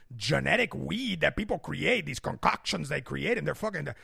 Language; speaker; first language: English; early bilingual, other home language; Spanish